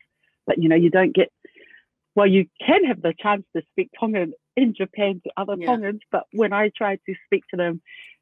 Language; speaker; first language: English; native; English